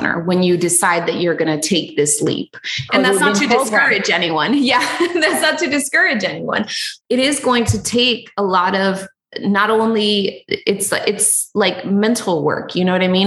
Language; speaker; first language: English; native; English